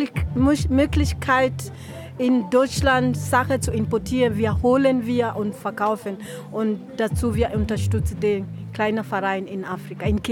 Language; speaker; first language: German; non-native, learner; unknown